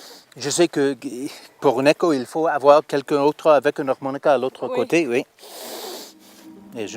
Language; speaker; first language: French; non-native, learner; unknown